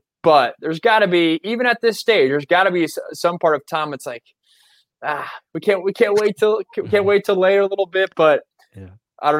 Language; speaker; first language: English; native; English